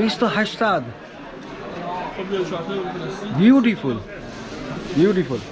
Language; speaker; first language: Persian; non-native, learner; Urdu